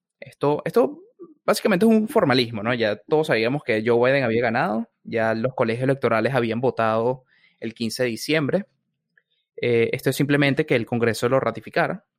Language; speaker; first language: Spanish; native; Spanish